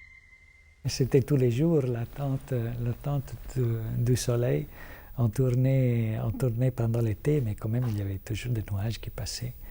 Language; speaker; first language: French; non-native, fluent; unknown